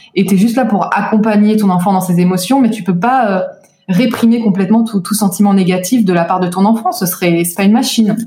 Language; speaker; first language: French; native; French